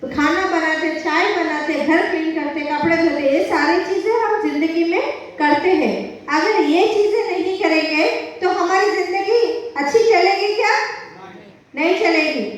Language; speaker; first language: Hindi; non-native, local second language; Telugu